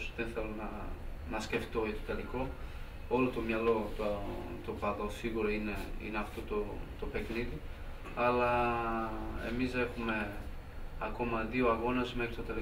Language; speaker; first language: Greek; non-native, learner; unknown